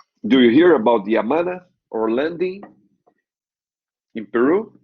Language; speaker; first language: English; non-native, learner; Portuguese